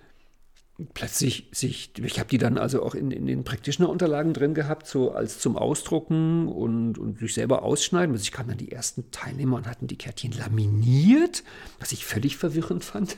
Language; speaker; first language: German; native; German